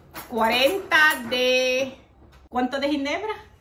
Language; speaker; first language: Spanish; native; Spanish